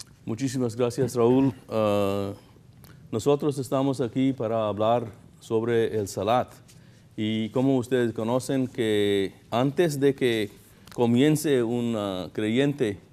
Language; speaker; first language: Spanish; non-native, fluent; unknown